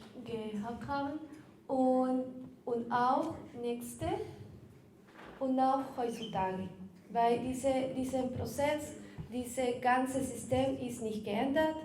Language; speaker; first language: German; non-native, learner; Spanish